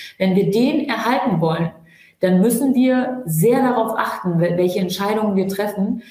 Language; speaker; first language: German; early bilingual, other home language; Turkish